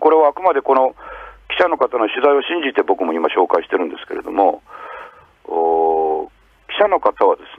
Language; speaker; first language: Japanese; native; Japanese